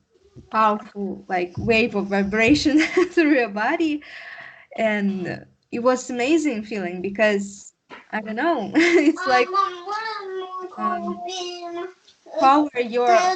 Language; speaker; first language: English; non-native, learner; Russian